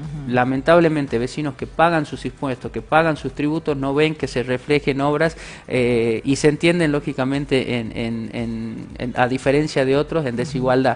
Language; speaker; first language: Spanish; native; Spanish